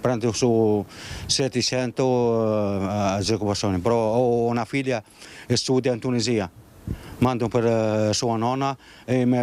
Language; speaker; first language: Italian; non-native, learner; Arabic